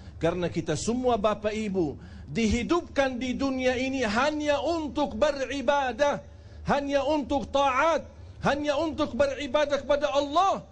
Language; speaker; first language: Indonesian; non-native, fluent; Arabic